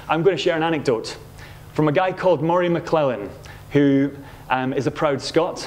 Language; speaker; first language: English; native; English